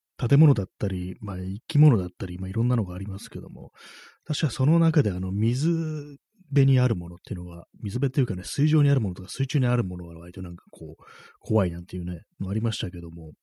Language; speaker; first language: Japanese; native; Japanese